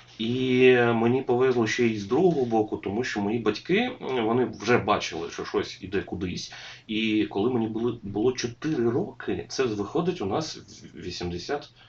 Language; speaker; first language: Ukrainian; non-native, local second language; Russian